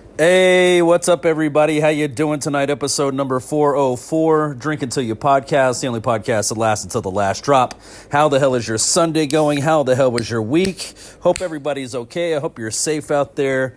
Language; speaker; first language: English; native; English